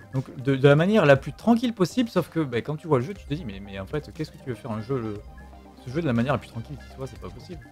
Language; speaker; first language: French; native; French